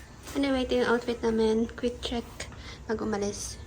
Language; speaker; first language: Filipino; native; Filipino